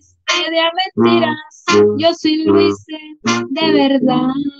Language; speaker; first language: Spanish; native; Spanish